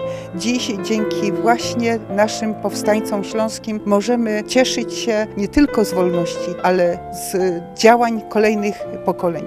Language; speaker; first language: Polish; native; Polish